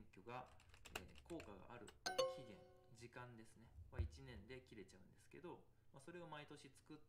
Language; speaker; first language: Japanese; native; Japanese